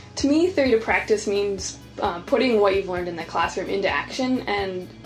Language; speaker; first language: English; native; English